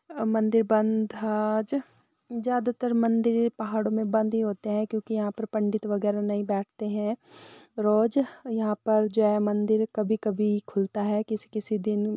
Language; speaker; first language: Hindi; native; Hindi